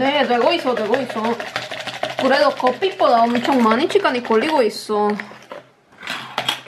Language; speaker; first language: Korean; non-native, learner; Spanish